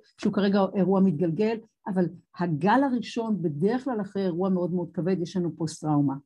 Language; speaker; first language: Hebrew; native; Hebrew